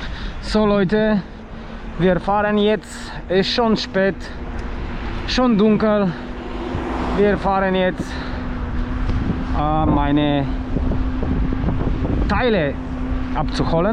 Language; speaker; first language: German; non-native, learner; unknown